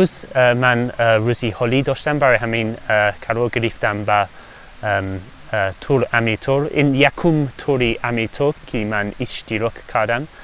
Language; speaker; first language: Persian; non-native, learner; English